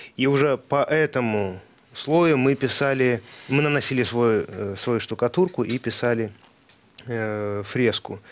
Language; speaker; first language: Russian; native; Russian